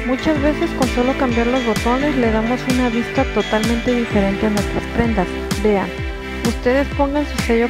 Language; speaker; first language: Spanish; native; Spanish